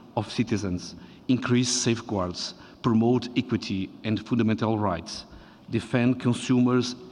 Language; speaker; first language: English; non-native, fluent; Portuguese